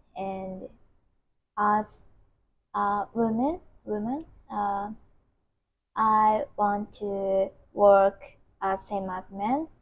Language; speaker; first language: English; non-native, learner; Japanese